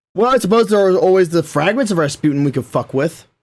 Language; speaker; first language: English; native; English